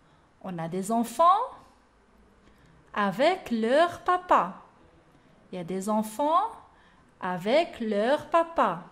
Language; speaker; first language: French; non-native, local second language; Arabic